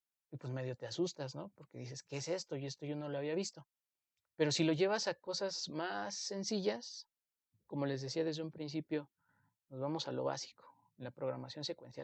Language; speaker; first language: Spanish; native; Spanish